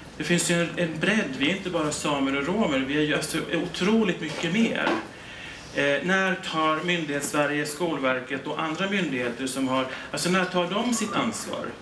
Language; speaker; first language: Swedish; native; Swedish